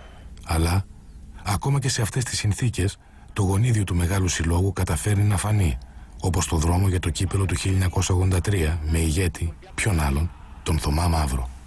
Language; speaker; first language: Greek; native; Greek